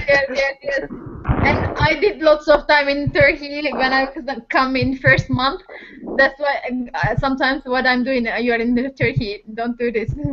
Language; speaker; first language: English; non-native, learner; Turkish